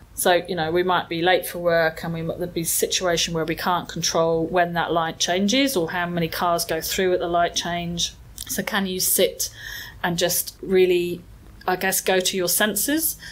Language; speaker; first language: English; native; English